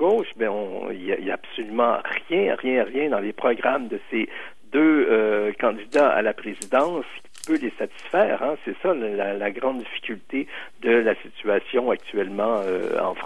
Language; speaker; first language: French; native; French